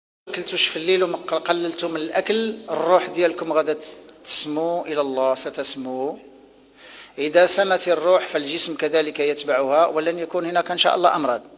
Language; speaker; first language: Arabic; native; Arabic